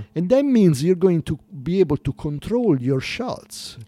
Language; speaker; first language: English; non-native, fluent; Italian